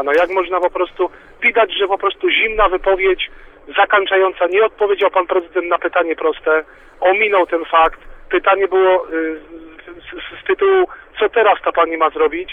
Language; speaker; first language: Polish; native; Polish